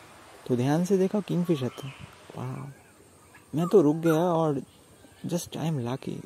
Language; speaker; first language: Hindi; non-native, local second language; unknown